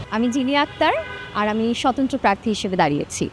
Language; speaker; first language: Bangla; native; Bangla